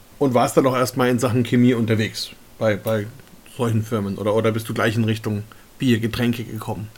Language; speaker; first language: German; native; German